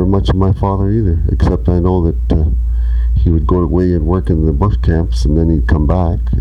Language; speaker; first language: English; native; English